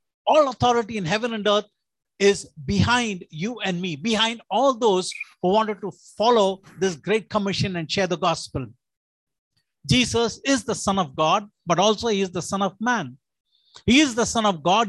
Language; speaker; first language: English; non-native, local second language; Tamil